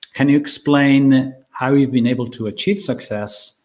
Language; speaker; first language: English; non-native, fluent; Italian